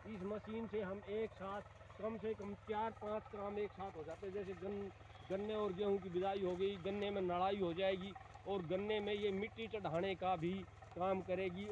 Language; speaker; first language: Hindi; native; Hindi